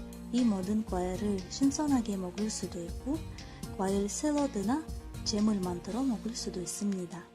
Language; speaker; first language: Korean; non-native, fluent; Russian